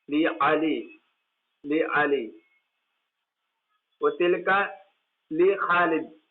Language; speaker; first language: Arabic; non-native, fluent; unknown